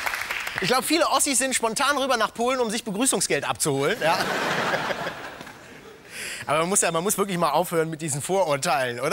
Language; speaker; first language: German; native; German